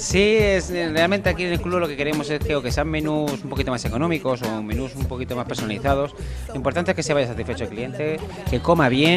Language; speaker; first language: Spanish; native; Spanish